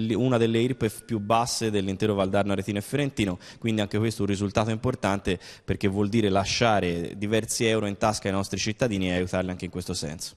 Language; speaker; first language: Italian; native; Italian